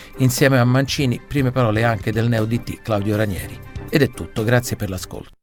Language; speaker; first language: Italian; native; Italian